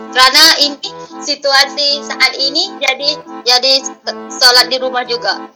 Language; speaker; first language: Indonesian; non-native, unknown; Thai